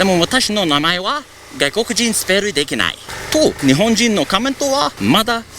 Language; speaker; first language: Japanese; non-native, learner; English